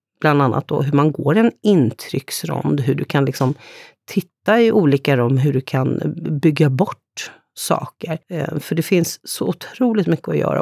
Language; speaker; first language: Swedish; native; Swedish